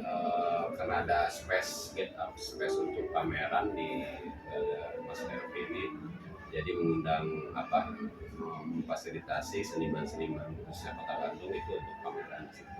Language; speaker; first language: Indonesian; non-native, local second language; Sundanese